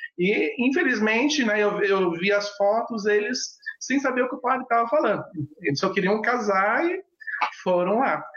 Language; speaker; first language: Portuguese; non-native, local second language; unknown